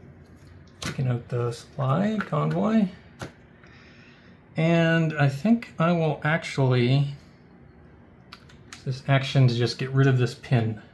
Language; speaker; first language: English; native; English